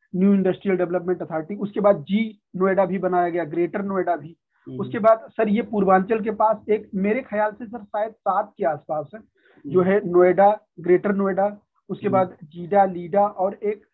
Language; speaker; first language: Hindi; native; Hindi